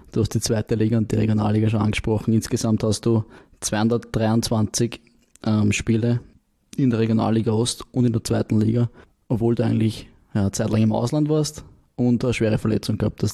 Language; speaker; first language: German; native; German